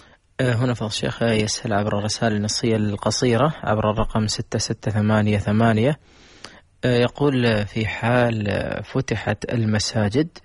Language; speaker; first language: Arabic; native; Arabic